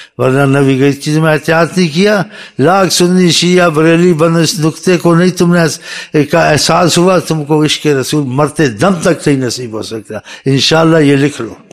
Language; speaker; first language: Urdu; native; Urdu